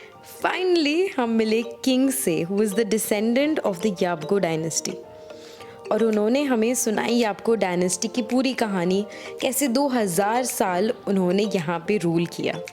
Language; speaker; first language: Hindi; native; Hindi